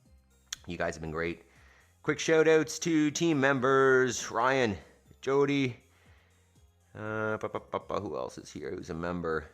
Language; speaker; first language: English; native; English